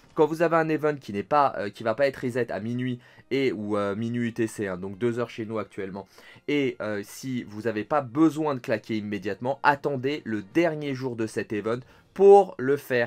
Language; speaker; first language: French; native; French